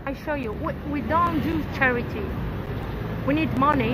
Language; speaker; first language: English; non-native, fluent; Italian